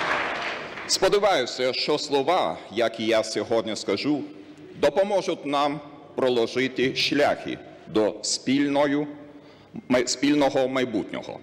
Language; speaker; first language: Ukrainian; non-native, learner; Lithuanian